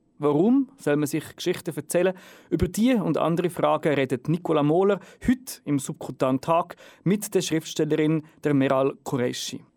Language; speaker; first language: German; native; German